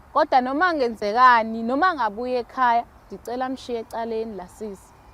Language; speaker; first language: Zulu; non-native, local second language; Xhosa